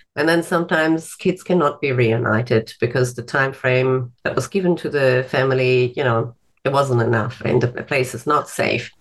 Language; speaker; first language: English; non-native, fluent; German